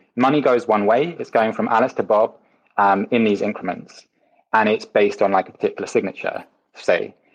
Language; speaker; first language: English; native; English